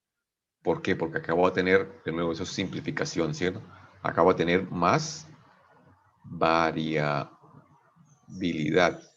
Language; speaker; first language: Spanish; native; Spanish